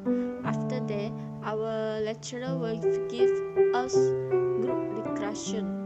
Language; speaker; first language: English; non-native, learner; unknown